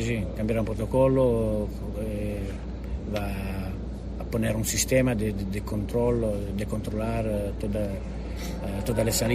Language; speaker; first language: Spanish; non-native, learner; Italian